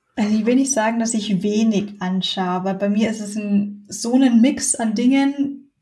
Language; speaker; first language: German; native; German